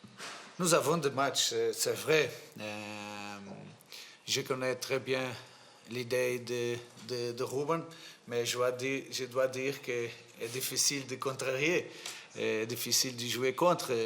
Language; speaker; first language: French; non-native, fluent; Portuguese